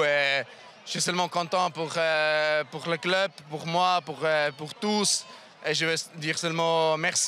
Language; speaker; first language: French; non-native, local second language; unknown